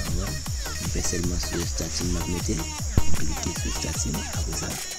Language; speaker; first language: French; non-native, learner; Haitian Creole